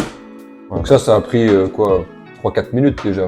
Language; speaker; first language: French; native; French